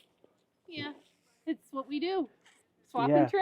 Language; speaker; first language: English; native; English